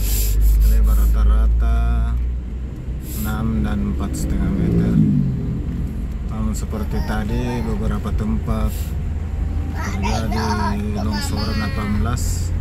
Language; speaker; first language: Indonesian; native; Indonesian